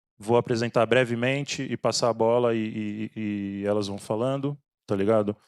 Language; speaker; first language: Portuguese; native; Portuguese